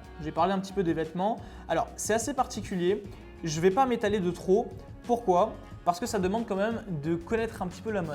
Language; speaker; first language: French; native; French